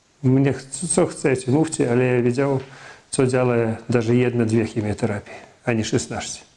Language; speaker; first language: Polish; non-native, fluent; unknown